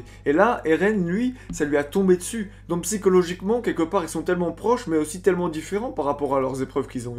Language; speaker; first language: French; native; French